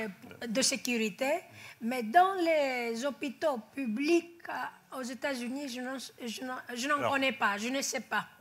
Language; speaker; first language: French; non-native, fluent; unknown